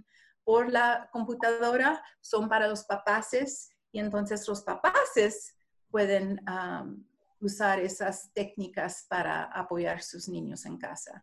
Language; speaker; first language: Spanish; non-native, learner; English